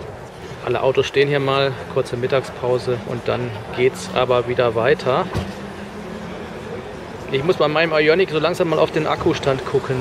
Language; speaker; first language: German; native; German